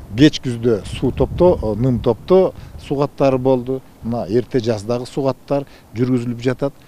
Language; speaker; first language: Kyrgyz; native; Kyrgyz